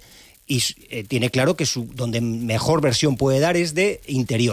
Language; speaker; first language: Spanish; native; Spanish